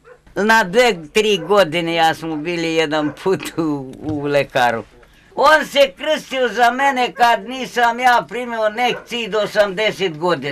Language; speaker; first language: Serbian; non-native, local second language; Romanian